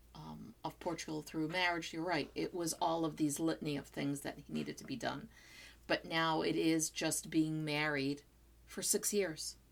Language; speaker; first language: English; non-native, fluent; Portuguese